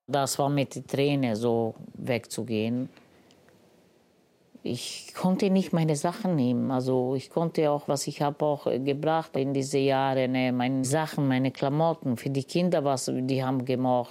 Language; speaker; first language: German; non-native, learner; Romany